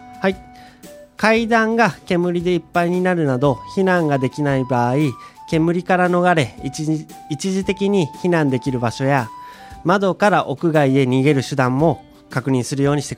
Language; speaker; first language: Japanese; native; Japanese